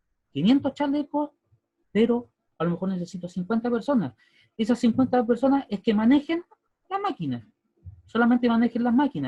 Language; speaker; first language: Spanish; native; Spanish